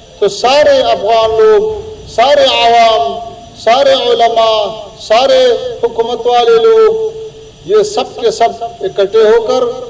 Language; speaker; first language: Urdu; non-native, fluent; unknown